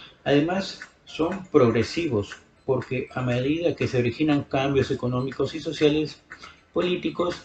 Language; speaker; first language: Spanish; native; Spanish